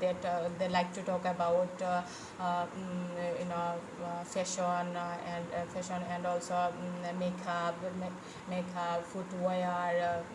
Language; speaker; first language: English; non-native, fluent; Bangla